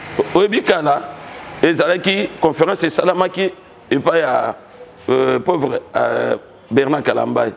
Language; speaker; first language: Lingala; native; Lingala